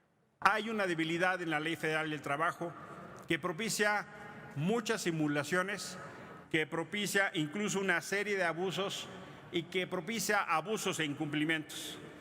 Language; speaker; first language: Spanish; native; Spanish